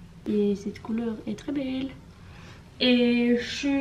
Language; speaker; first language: French; non-native, learner; Norwegian